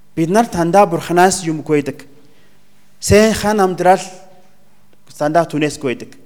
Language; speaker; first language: Mongolian; non-native, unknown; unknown